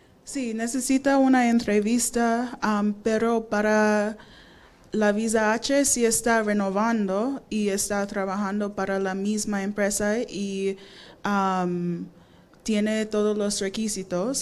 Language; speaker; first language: Spanish; non-native, fluent; English